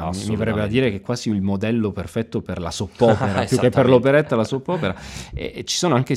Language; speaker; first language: Italian; native; Italian